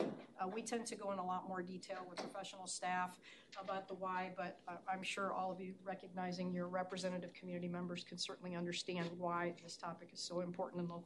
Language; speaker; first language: English; native; English